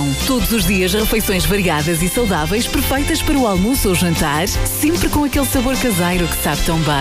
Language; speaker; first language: Portuguese; native; Portuguese